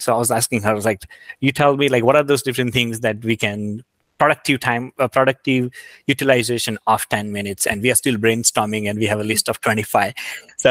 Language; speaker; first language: English; non-native, local second language; Gujarati